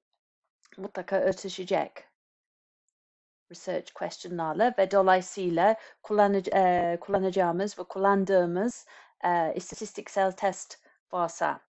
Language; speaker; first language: Turkish; non-native, fluent; English